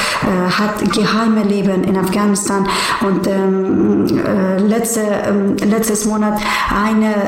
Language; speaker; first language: German; non-native, learner; Persian